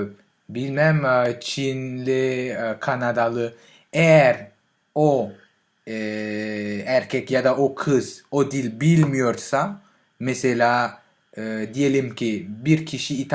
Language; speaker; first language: Turkish; non-native, learner; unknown